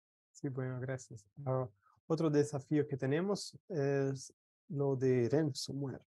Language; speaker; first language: Spanish; non-native, fluent; Portuguese